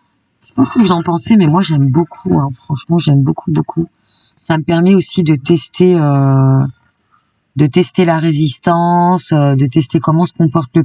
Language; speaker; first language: French; native; French